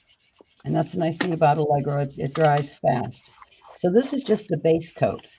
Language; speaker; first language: English; native; English